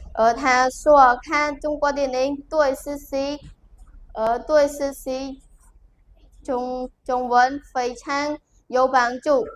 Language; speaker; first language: Chinese; non-native, learner; Khmer